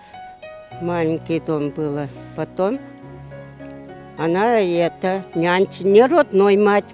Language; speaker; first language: Russian; non-native, local second language; Chuvash